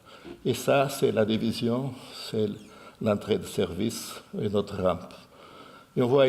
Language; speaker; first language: French; non-native, fluent; Portuguese